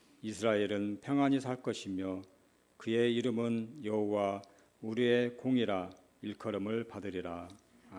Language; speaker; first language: Korean; native; Korean